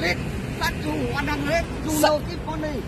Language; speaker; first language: English; non-native, learner; Vietnamese